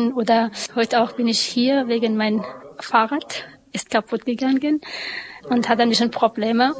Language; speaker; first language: German; non-native, learner; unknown